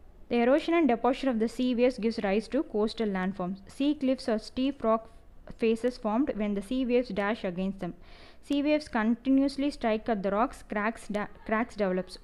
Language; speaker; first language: English; non-native, local second language; Tamil